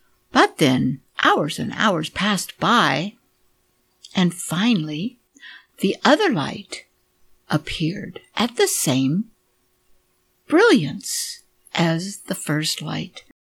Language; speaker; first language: English; native; English